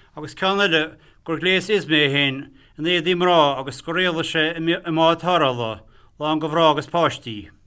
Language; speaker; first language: Irish; native; Irish